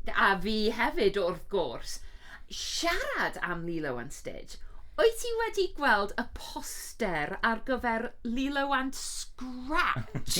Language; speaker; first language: Welsh; non-native, fluent; English